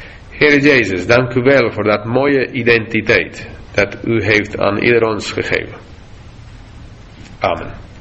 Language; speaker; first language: Dutch; non-native, fluent; English